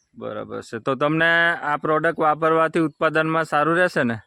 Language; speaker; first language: Gujarati; non-native, local second language; Rathawi